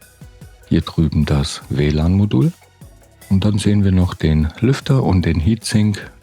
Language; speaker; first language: German; native; German